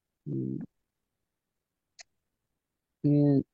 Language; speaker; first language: Korean; non-native, learner; Bangla